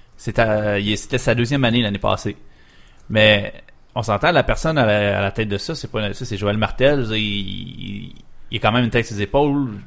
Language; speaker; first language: French; native; French